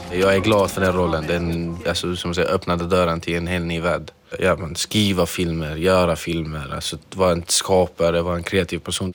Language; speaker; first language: Swedish; non-native, fluent; Arabic